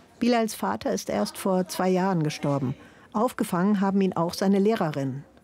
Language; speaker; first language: German; native; German